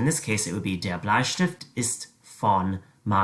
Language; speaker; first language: German; non-native, fluent; English